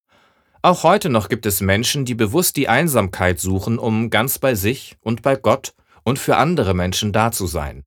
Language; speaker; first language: German; native; German